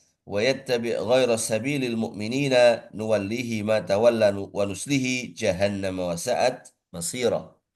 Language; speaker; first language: Arabic; non-native, fluent; Indonesian